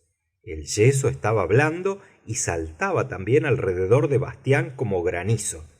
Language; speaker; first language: Spanish; native; Spanish